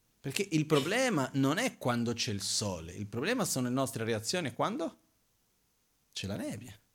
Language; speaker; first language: Italian; non-native, fluent; Portuguese